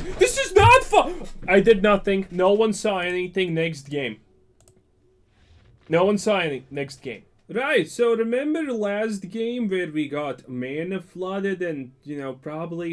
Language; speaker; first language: English; non-native, fluent; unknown